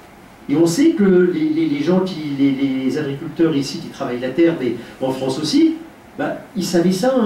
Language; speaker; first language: French; native; French